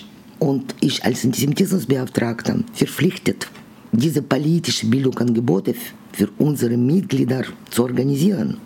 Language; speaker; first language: German; non-native, learner; Russian